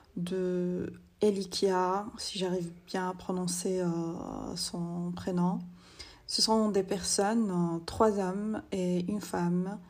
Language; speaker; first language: French; non-native, local second language; Arabic